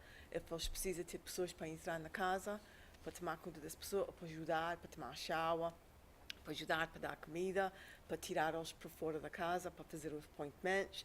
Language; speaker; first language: Portuguese; early bilingual, heritage; English